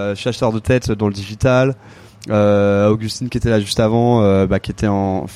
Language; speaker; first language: French; native; French